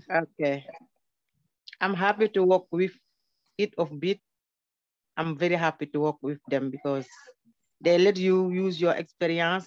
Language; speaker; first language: English; non-native, learner; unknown